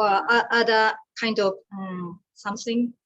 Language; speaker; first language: English; non-native, learner; Japanese